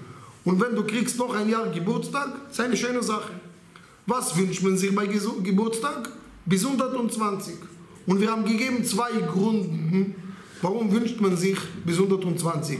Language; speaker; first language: German; non-native, learner; Hebrew